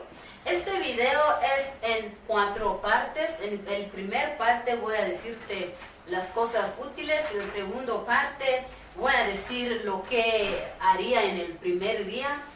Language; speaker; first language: Spanish; non-native, fluent; Swahili